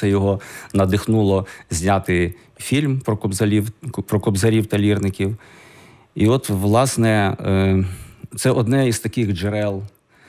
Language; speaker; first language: Ukrainian; native; Ukrainian